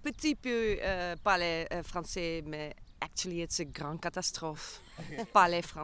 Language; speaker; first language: French; non-native, learner; Dutch